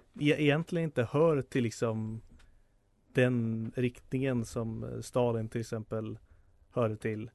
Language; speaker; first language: Swedish; native; Swedish